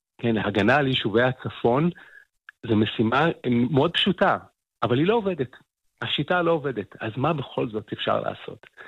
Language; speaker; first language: Hebrew; early bilingual, other home language; English